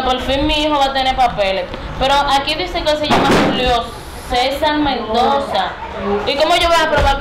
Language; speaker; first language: Spanish; native; Spanish